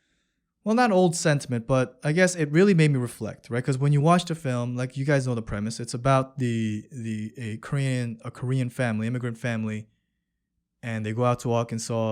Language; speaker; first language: English; early bilingual, other home language; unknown